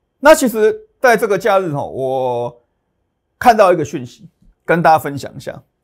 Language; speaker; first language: Chinese; native; Chinese